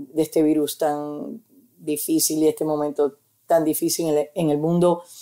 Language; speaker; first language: Spanish; early bilingual, heritage; Spanish